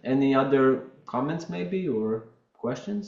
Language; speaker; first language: English; non-native, fluent; Latvian